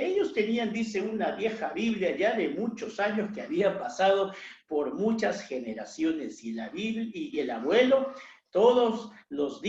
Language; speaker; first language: Spanish; native; Spanish